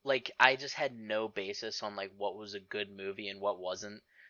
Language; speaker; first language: English; native; English